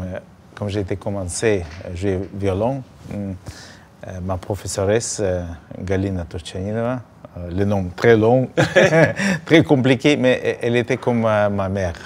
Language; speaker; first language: French; non-native, learner; Russian